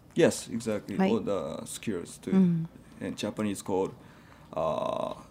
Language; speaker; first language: English; non-native, fluent; Japanese